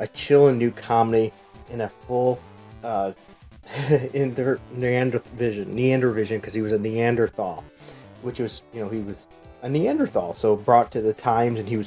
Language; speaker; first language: English; native; English